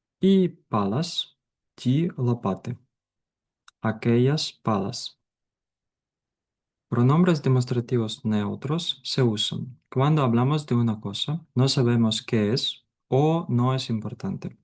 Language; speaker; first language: Spanish; non-native, fluent; Ukrainian